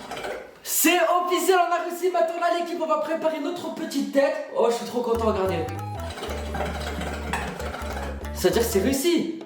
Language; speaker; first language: French; native; French